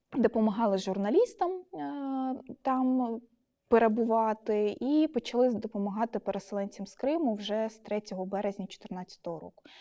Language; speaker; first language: Ukrainian; non-native, local second language; Russian